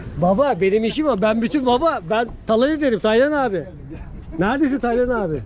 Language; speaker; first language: Turkish; early bilingual, heritage; Turkish